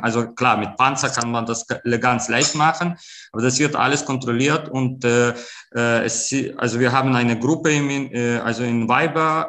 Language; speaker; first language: German; non-native, fluent; Ukrainian